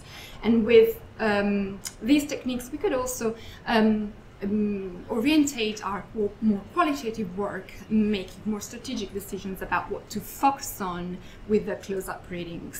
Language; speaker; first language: English; non-native, fluent; Italian